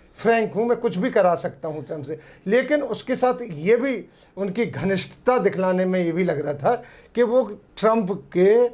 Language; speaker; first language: Urdu; native; Urdu